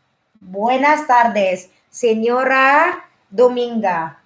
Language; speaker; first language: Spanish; non-native, learner; Filipino